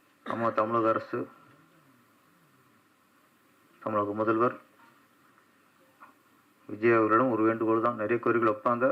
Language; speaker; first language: Tamil; native; Tamil